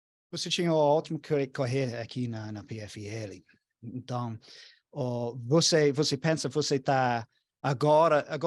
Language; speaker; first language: Portuguese; non-native, learner; English